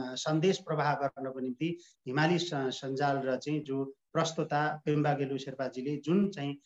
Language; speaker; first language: Nepali; non-native, local second language; Sherpa